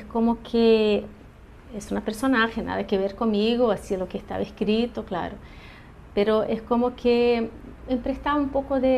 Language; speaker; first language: Spanish; early bilingual, heritage; Portuguese